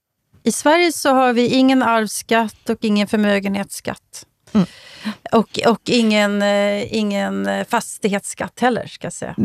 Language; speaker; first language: Swedish; native; Swedish